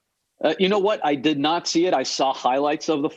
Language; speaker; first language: English; native; English